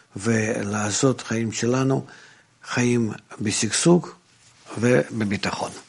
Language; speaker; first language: Hebrew; non-native, fluent; Russian